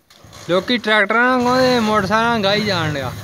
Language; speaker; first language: Hindi; non-native, local second language; Punjabi